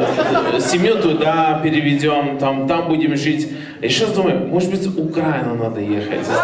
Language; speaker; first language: Russian; non-native, learner; Latvian